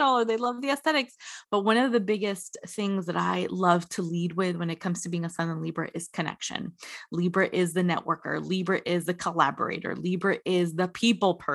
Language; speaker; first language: English; native; English